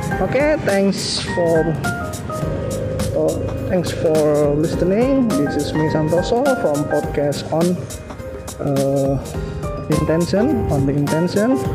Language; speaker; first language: English; non-native, learner; Indonesian